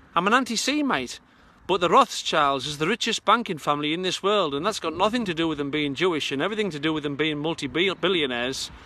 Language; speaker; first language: English; native; English